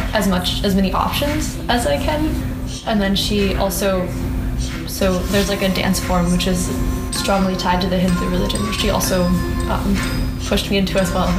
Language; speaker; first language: English; native; English